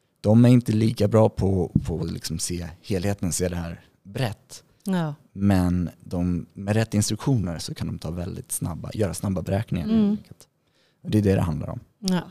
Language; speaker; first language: Swedish; native; Swedish